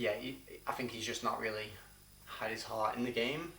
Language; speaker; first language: English; native; English